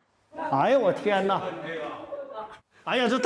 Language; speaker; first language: Chinese; native; Chinese